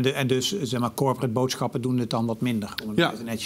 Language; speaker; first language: Dutch; native; Dutch